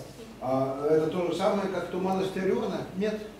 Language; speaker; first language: Russian; native; Russian